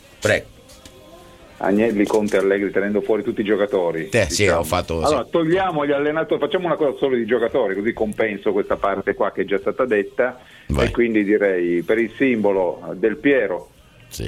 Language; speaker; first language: Italian; native; Italian